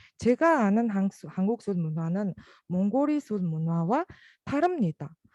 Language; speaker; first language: Korean; non-native, learner; Mongolian